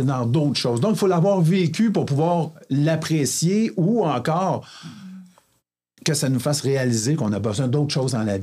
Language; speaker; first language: French; native; French